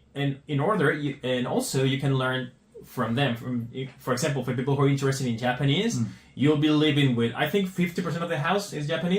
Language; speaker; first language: English; non-native, fluent; Spanish